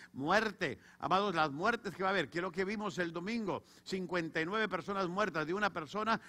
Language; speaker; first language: Spanish; native; Spanish